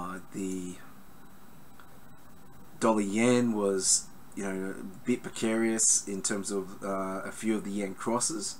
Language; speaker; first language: English; native; English